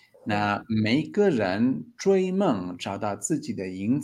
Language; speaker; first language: Chinese; non-native, learner; Spanish